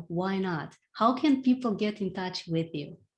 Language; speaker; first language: English; non-native, fluent; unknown